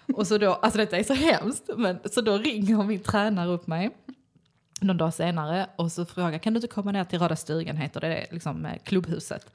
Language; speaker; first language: Swedish; native; Swedish